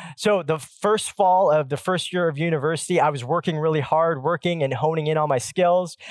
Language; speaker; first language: English; native; English